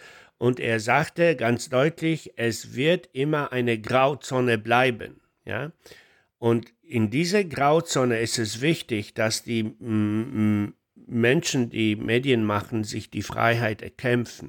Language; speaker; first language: German; non-native, fluent; Polish